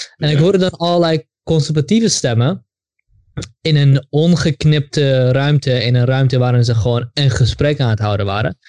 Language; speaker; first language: Dutch; native; Dutch